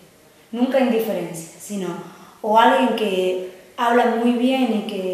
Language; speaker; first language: Spanish; native; Spanish